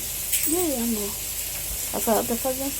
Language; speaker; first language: Portuguese; native; Portuguese